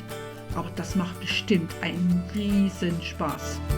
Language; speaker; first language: German; native; German